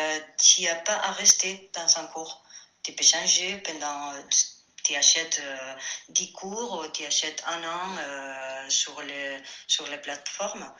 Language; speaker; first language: French; non-native, fluent; Spanish